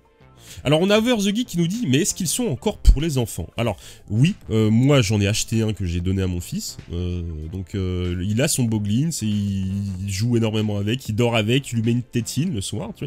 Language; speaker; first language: French; native; French